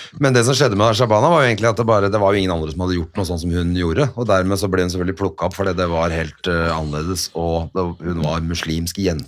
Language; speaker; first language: Norwegian; native; Norwegian